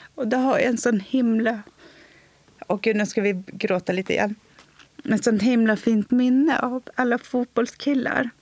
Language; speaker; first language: Swedish; native; Swedish